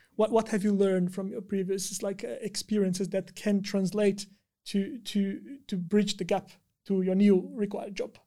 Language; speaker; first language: English; non-native, fluent; Portuguese